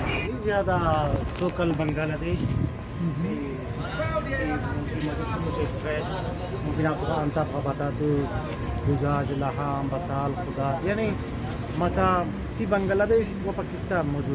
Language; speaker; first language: Arabic; non-native, learner; Bangla